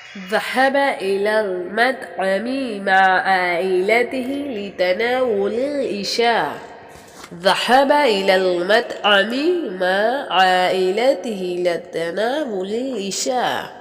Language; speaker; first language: Arabic; non-native, fluent; Urdu